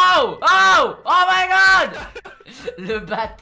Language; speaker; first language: English; non-native, learner; French